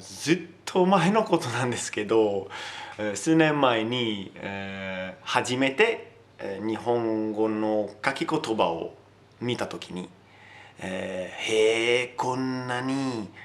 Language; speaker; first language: Japanese; non-native, learner; Italian